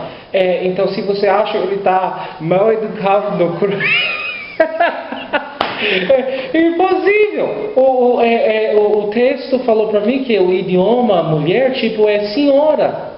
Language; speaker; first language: Portuguese; non-native, learner; English